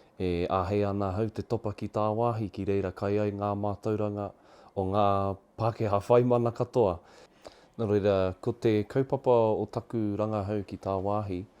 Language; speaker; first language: Māori; native; Māori